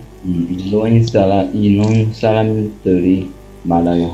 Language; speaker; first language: Korean; non-native, learner; Chinese